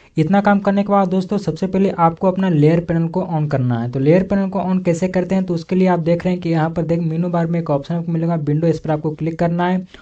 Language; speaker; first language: Hindi; native; Hindi